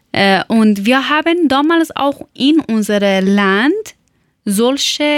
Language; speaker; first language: German; non-native, learner; Persian